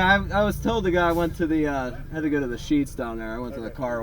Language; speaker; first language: English; native; English